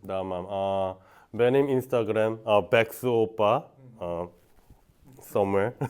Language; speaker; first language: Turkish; non-native, learner; Korean